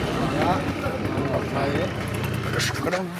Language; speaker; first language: French; non-native, learner; Arabic